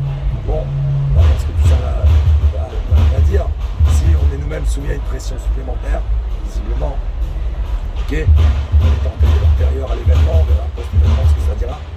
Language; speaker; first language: French; native; French